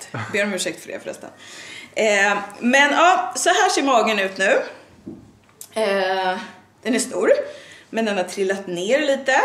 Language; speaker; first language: Swedish; native; Swedish